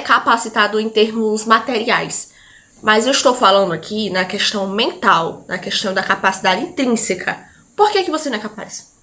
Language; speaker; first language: Portuguese; native; Portuguese